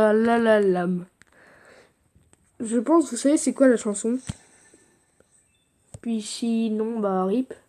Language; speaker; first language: French; native; French